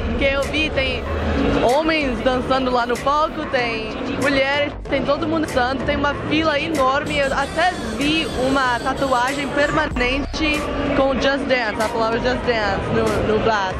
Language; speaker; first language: Portuguese; non-native, fluent; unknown